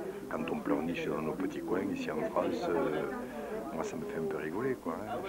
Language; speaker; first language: French; native; French